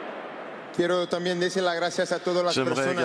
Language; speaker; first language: Spanish; non-native, learner; French